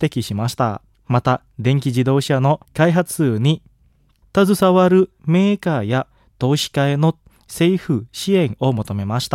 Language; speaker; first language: Japanese; non-native, fluent; Indonesian